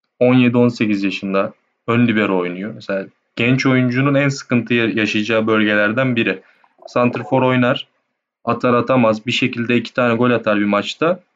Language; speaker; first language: Turkish; native; Turkish